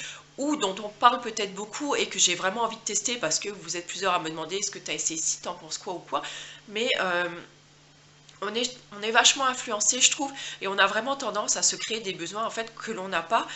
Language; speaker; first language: French; native; French